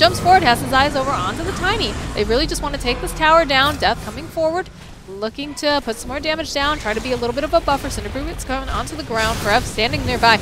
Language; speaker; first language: English; native; English